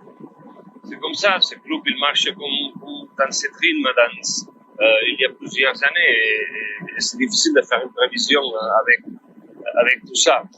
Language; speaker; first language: French; non-native, fluent; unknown